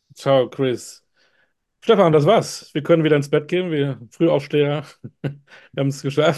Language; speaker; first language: German; native; German